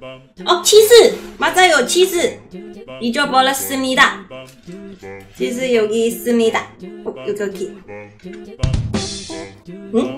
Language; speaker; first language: Korean; non-native, learner; Cantonese